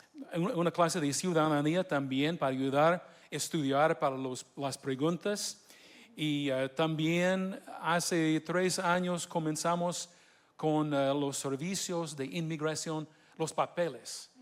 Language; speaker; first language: Spanish; non-native, fluent; English